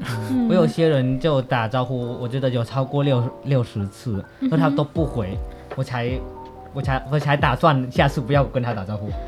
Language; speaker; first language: Chinese; non-native, fluent; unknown